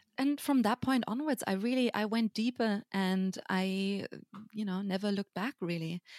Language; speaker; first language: English; non-native, fluent; German